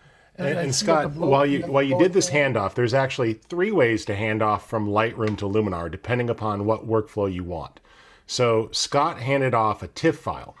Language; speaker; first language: English; native; English